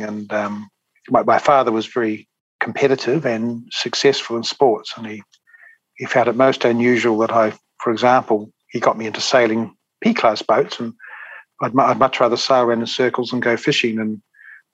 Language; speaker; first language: English; native; English